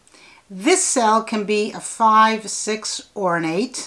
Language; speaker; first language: English; native; English